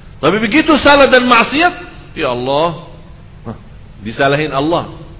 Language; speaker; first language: Indonesian; non-native, fluent; Arabic